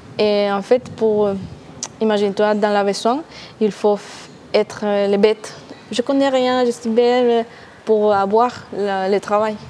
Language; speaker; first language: French; non-native, learner; Spanish